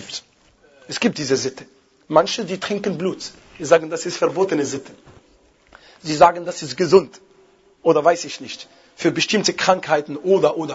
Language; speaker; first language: German; non-native, fluent; Arabic